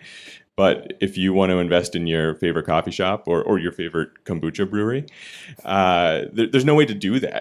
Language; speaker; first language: English; native; English